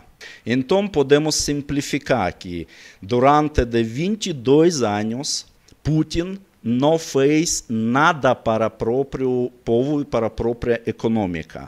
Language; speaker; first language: Portuguese; non-native, learner; Russian